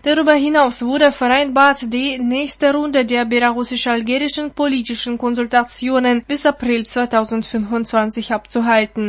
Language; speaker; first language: German; non-native, fluent; Russian